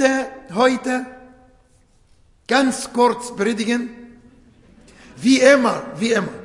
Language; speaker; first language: German; non-native, fluent; Arabic